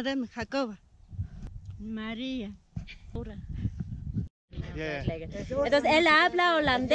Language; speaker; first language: Spanish; non-native, fluent; Dutch